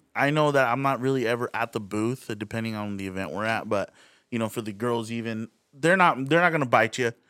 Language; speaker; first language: English; native; English